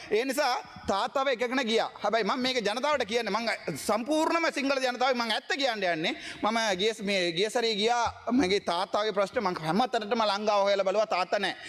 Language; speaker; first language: Sinhala; non-native, local second language; Tamil